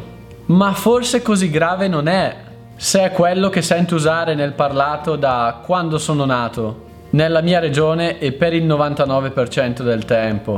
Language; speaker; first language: Italian; native; Italian